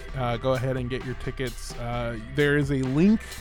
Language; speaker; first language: English; native; English